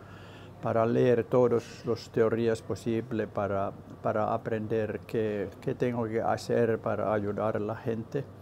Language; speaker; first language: Spanish; non-native, learner; Finnish